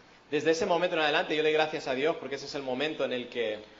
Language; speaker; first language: Spanish; early bilingual, other home language; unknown